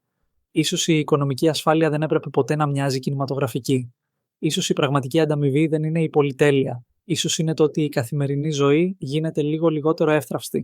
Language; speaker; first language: Greek; native; Greek